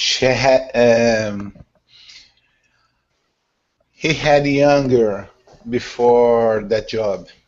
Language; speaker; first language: English; non-native, learner; Portuguese